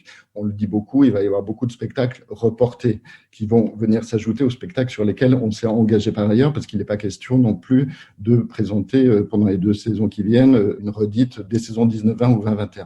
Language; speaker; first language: French; native; French